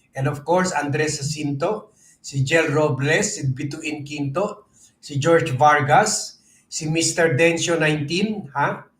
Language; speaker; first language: Filipino; native; Filipino